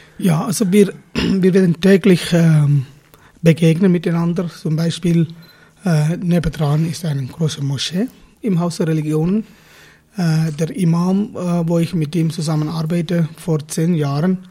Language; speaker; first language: German; non-native, fluent; Tamil